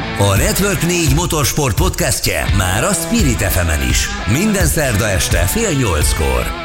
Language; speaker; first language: Hungarian; native; Hungarian